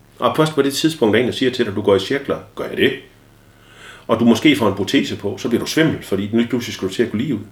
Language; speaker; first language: Danish; native; Danish